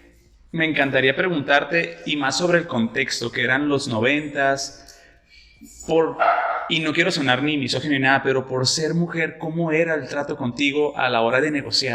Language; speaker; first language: Spanish; native; Spanish